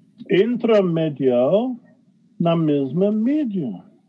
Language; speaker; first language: Portuguese; non-native, fluent; English